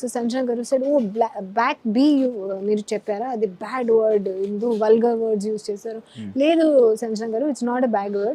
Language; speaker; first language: Telugu; non-native, learner; Hindi